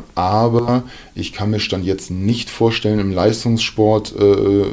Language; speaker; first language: German; native; German